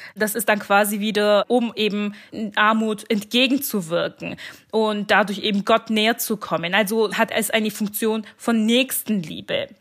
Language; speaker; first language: German; early bilingual, other home language; Turkish